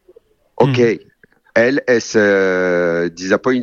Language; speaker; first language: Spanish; non-native, learner; French